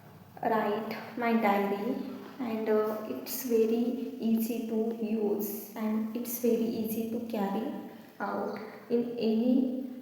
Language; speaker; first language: English; non-native, learner; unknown